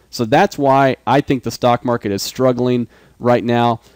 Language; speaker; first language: English; native; English